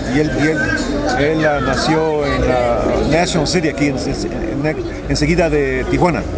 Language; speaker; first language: Spanish; early bilingual, heritage; Spanish